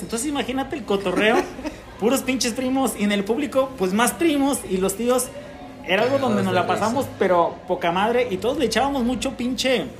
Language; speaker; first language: Spanish; native; Spanish